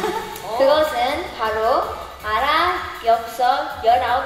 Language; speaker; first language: Korean; non-native, learner; Japanese